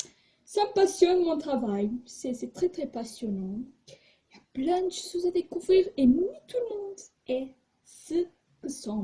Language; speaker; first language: French; non-native, fluent; Portuguese